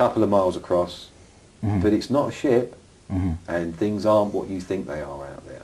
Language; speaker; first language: English; native; English